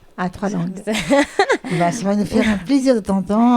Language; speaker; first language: French; native; French